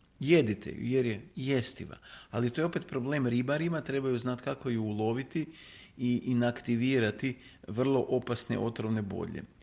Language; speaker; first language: Croatian; native; Croatian